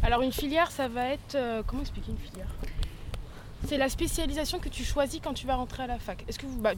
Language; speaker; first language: French; native; French